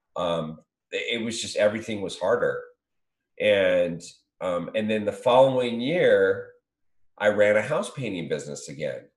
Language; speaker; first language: English; native; English